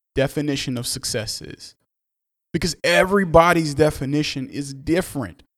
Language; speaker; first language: English; native; English